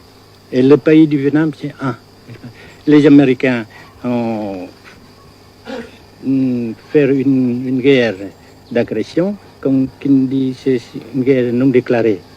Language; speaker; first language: French; non-native, fluent; Vietnamese